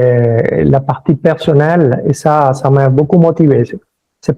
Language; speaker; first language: French; early bilingual, other home language; Spanish